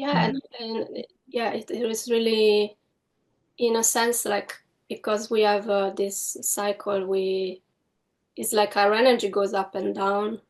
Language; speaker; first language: English; non-native, fluent; Italian